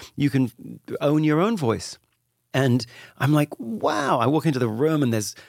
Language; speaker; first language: English; native; English